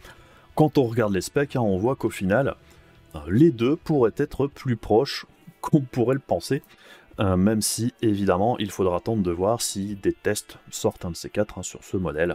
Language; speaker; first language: French; native; French